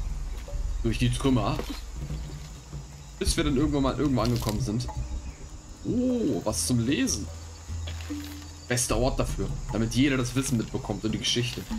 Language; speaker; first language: German; native; German